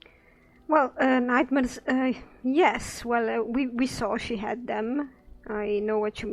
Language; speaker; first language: English; non-native, fluent; Italian